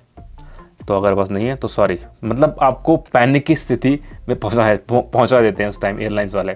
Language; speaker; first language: Hindi; native; Hindi